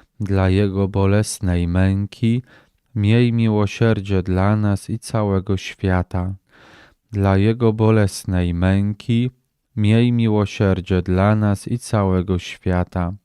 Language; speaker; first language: Polish; native; Polish